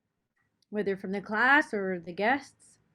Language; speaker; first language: English; native; English